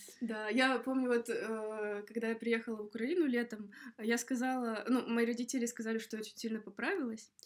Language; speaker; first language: Russian; native; Russian